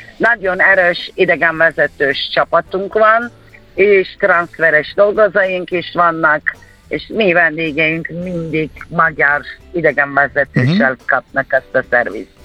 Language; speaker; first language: Hungarian; non-native, fluent; Turkish